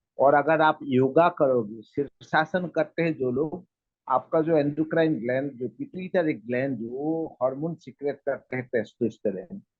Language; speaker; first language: Hindi; non-native, local second language; Assamese